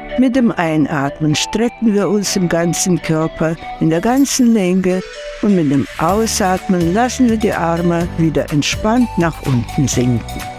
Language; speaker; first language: German; non-native, fluent; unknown